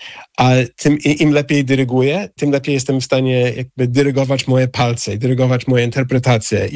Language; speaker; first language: Polish; non-native, fluent; English